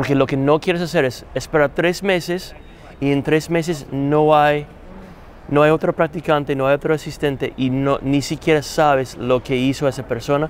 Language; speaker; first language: Spanish; non-native, fluent; English